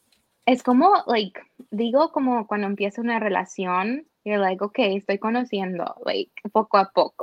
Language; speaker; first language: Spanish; early bilingual, heritage; Spanish